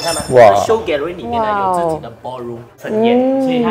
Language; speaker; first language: Chinese; native; Chinese